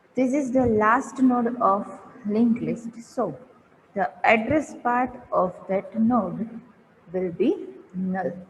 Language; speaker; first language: English; non-native, local second language; Gujarati